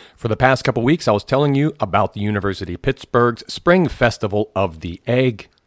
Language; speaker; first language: English; native; English